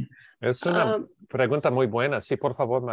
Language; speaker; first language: Spanish; non-native, learner; English